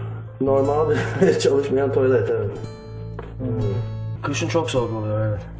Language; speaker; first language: Turkish; early bilingual, heritage; English